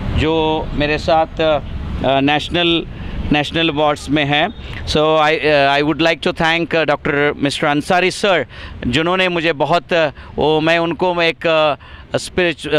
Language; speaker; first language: Hindi; non-native, local second language; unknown